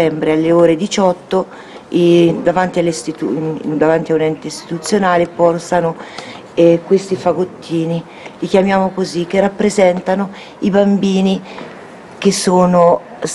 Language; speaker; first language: Italian; native; Italian